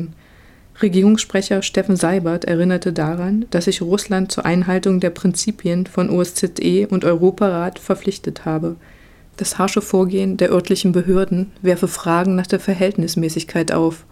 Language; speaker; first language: German; native; German